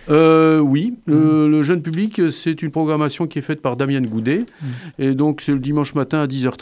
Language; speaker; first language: French; native; French